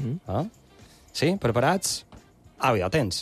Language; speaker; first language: Catalan; native; Catalan